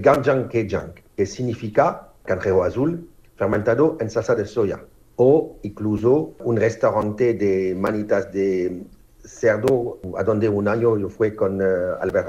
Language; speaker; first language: Spanish; non-native, fluent; French